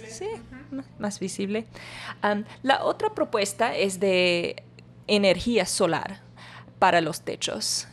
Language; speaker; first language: Spanish; non-native, learner; English